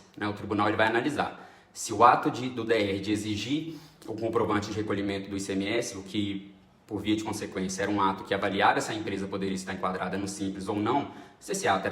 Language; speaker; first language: Portuguese; native; Portuguese